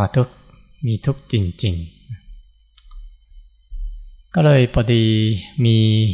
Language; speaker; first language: Thai; non-native, fluent; Japanese